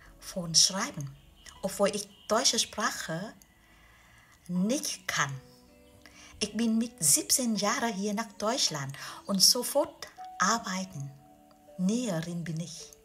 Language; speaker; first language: German; non-native, learner; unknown